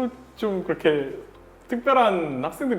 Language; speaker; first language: Korean; native; Korean